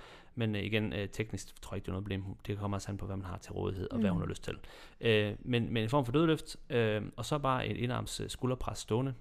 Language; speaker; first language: Danish; native; Danish